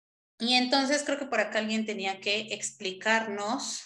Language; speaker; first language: Spanish; native; Spanish